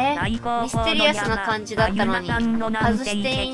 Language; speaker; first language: Japanese; native; Japanese